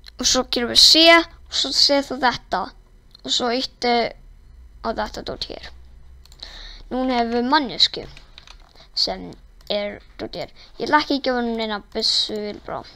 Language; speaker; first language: Icelandic; non-native, learner; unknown